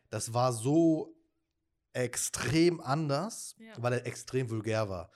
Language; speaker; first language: German; native; German